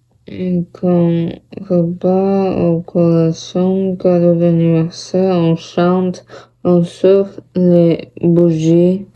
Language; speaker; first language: French; non-native, learner; Portuguese